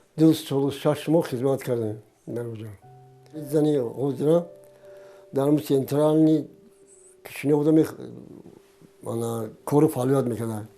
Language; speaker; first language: Tajik; native; Tajik